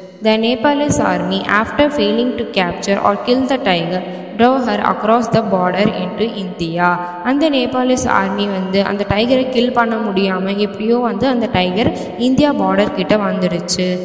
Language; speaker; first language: English; non-native, local second language; Tamil